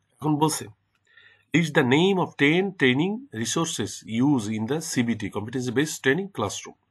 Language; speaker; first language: English; non-native, local second language; Bangla